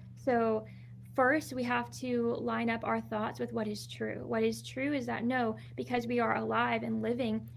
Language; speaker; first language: English; native; English